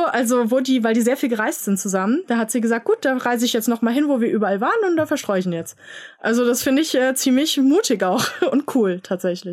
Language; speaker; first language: German; native; German